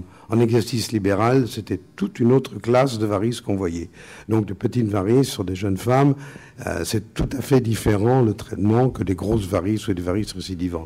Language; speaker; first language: French; native; French